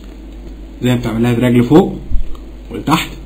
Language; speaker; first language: Arabic; native; Arabic